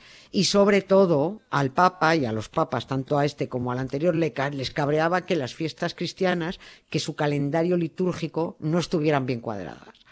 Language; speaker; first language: Spanish; native; Spanish